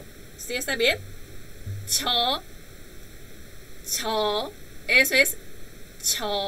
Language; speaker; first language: Spanish; non-native, learner; Korean